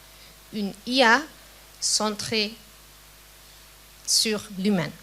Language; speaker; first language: French; non-native, fluent; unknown